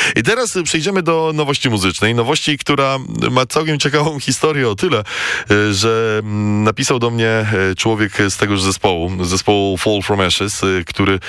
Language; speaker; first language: Polish; native; Polish